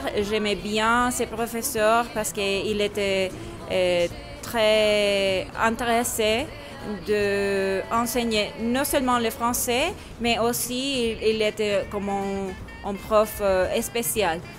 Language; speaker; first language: French; non-native, fluent; Spanish